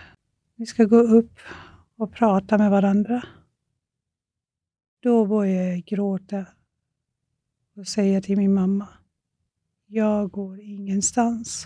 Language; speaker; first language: Swedish; non-native, fluent; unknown